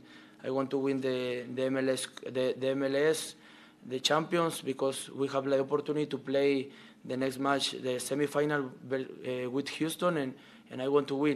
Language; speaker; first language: English; non-native, learner; Spanish